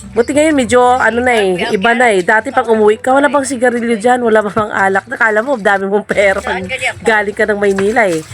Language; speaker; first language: Filipino; non-native, local second language; Cebuano